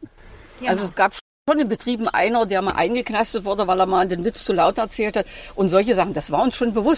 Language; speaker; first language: German; native; German